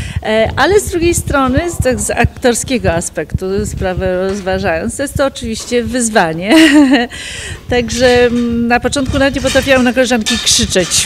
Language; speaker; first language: Polish; native; Polish